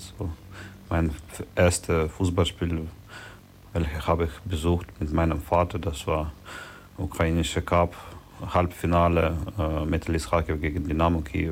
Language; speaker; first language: German; non-native, learner; Ukrainian